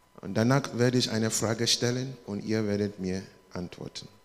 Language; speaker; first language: German; non-native, learner; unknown